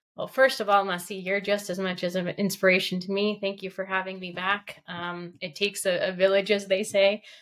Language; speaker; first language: English; early bilingual, other home language; Russian